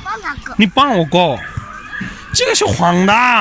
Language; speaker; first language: Chinese; non-native, learner; Punjabi